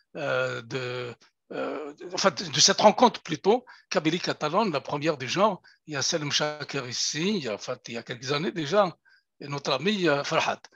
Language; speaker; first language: French; non-native, local second language; Kabyle